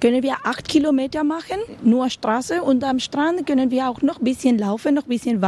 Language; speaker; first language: German; non-native, learner; Spanish